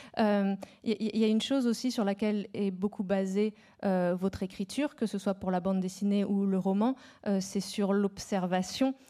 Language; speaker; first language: French; native; French